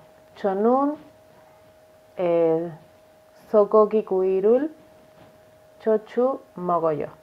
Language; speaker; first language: Korean; non-native, learner; Spanish